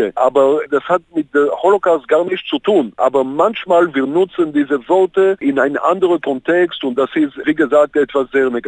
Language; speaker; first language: German; non-native, fluent; Hebrew